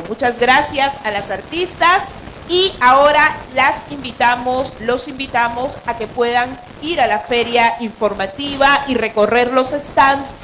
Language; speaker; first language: Spanish; native; Spanish